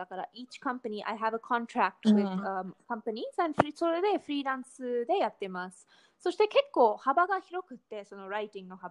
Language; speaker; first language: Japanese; non-native, fluent; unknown